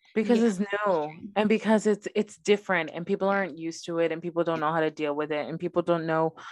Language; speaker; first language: English; early bilingual, other home language; Spanish